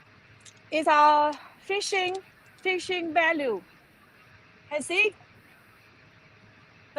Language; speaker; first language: English; non-native, learner; Chinese